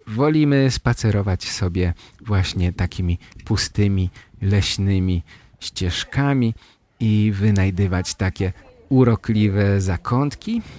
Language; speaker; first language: Polish; native; Polish